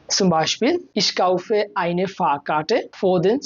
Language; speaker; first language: German; non-native, fluent; Bangla